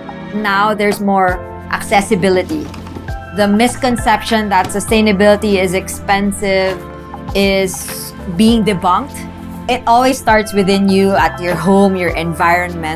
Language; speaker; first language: English; non-native, local second language; Filipino